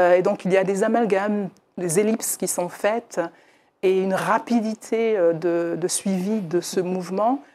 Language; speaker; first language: French; native; French